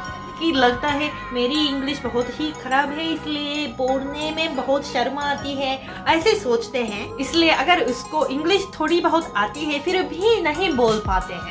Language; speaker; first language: Hindi; non-native, fluent; Japanese